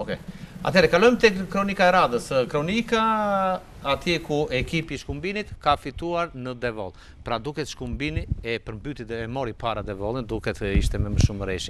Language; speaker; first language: Albanian; native; Albanian